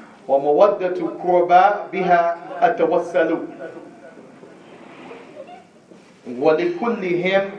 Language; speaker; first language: Arabic; non-native, learner; English